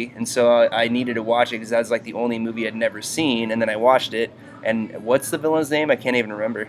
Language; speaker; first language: English; native; English